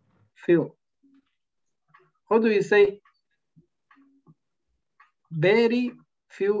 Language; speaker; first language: English; non-native, learner; Spanish